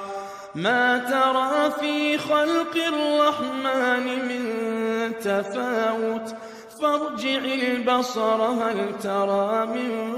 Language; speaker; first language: Arabic; non-native, learner; Indonesian